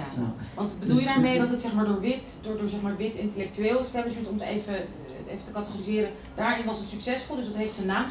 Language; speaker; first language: Dutch; native; Dutch